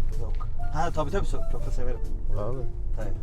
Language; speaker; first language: Turkish; native; Turkish